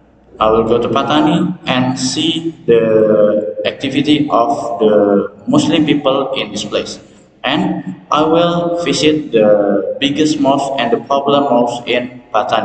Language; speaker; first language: English; non-native, learner; Indonesian